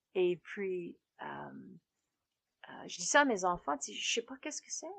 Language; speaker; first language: French; native; French